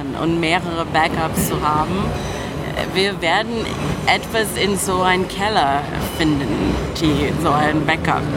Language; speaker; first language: German; non-native, fluent; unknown